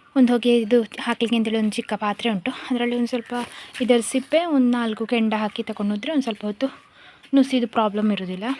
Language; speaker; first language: Kannada; native; Kannada